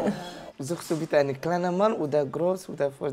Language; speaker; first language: German; non-native, learner; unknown